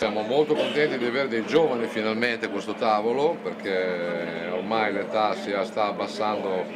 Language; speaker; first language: Italian; native; Italian